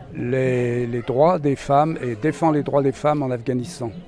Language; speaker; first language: French; native; French